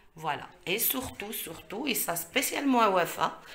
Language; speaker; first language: French; non-native, local second language; Arabic